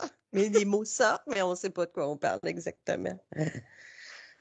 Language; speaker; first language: French; native; French